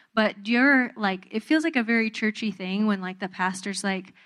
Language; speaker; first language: English; native; English